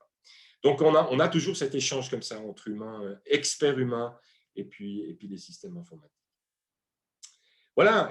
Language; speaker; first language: French; native; French